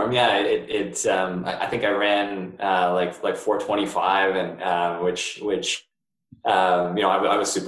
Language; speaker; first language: English; native; English